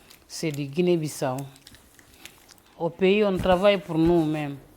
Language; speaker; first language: French; non-native, learner; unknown